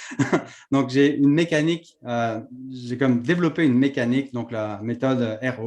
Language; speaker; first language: French; native; French